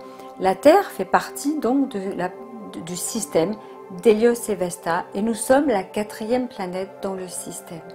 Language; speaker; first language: French; native; French